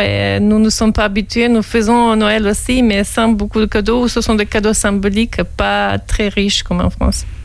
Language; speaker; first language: French; non-native, fluent; Serbian